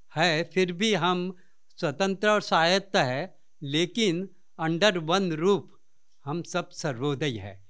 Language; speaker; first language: Hindi; non-native, local second language; Marathi